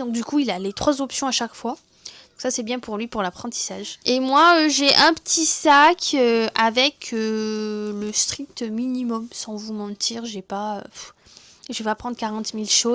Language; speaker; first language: French; native; French